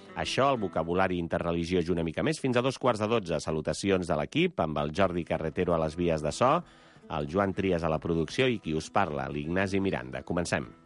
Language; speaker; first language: Catalan; native; Catalan